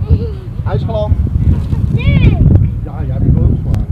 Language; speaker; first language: Dutch; non-native, learner; Indonesian